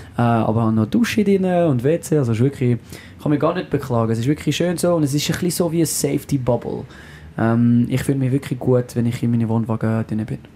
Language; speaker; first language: German; non-native, local second language; French